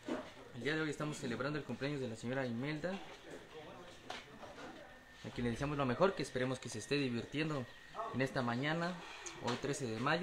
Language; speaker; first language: Spanish; native; Spanish